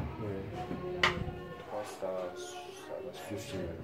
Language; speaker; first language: French; non-native, learner; Chinese